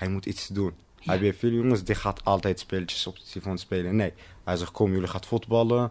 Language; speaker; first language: Dutch; non-native, learner; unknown